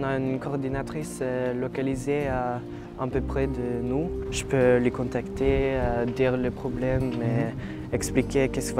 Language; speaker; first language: French; non-native, fluent; Norwegian